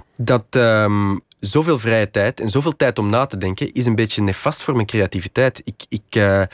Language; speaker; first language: Dutch; native; Dutch